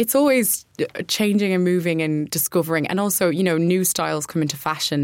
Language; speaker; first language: English; native; English